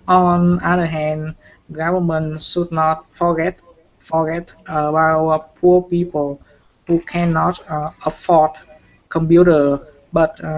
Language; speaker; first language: English; non-native, learner; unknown